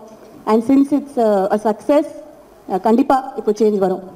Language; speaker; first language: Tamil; non-native, fluent; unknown